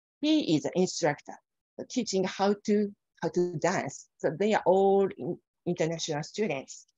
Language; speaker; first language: English; non-native, fluent; Japanese